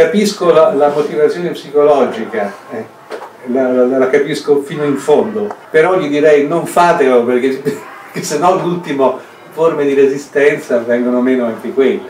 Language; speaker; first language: Italian; native; Italian